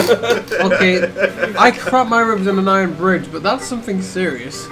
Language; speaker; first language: English; native; English